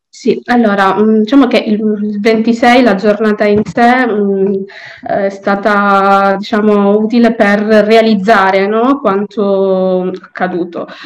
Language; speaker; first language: Italian; native; Italian